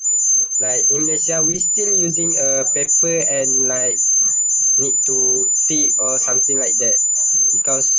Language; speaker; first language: English; non-native, learner; Malay